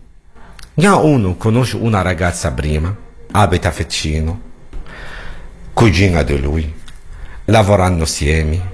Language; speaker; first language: Italian; non-native, learner; Arabic